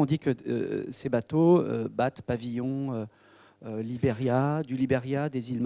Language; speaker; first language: French; native; French